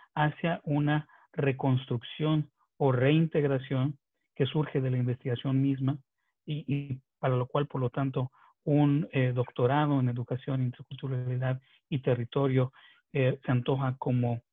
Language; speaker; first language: Spanish; non-native, local second language; Yucateco